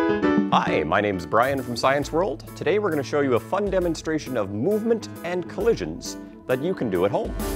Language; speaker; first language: English; native; English